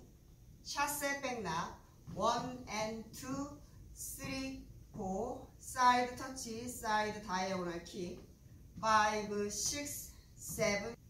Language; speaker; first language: English; non-native, fluent; Korean